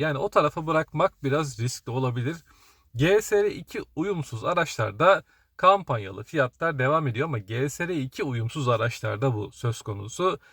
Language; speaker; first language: Turkish; native; Turkish